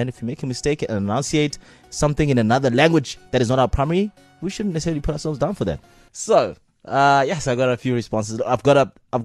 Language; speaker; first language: English; non-native, local second language; Xhosa